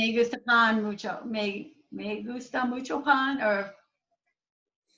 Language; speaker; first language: Spanish; non-native, learner; English